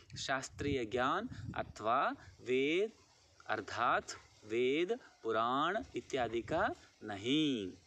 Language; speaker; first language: Hindi; non-native, local second language; Telugu